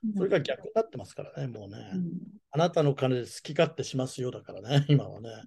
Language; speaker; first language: Japanese; native; Japanese